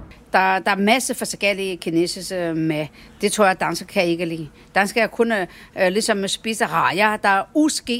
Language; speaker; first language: Danish; non-native, learner; Chinese